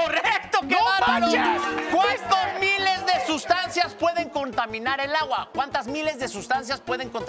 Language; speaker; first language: Spanish; native; Spanish